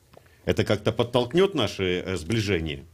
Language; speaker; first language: Russian; native; Russian